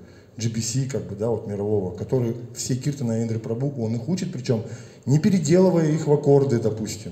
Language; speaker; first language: Russian; native; Russian